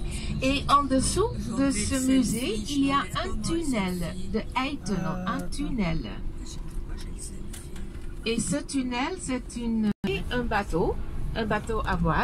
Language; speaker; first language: French; non-native, fluent; Dutch